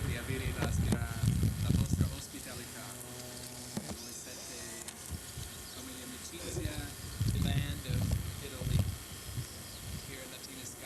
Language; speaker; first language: Italian; non-native, learner; English